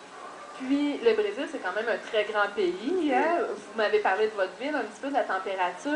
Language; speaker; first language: French; native; French